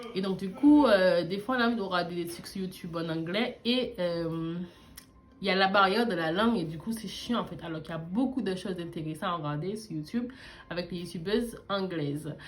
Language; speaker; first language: French; early bilingual, other home language; English